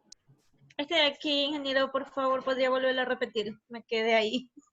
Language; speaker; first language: Spanish; native; Spanish